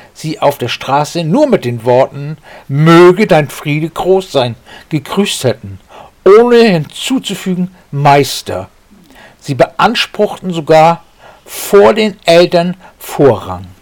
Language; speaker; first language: German; native; German